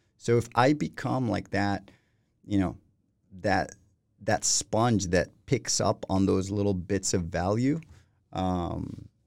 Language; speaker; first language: English; non-native, fluent; Spanish